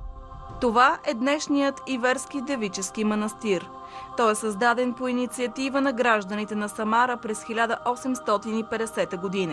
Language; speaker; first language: Bulgarian; native; Bulgarian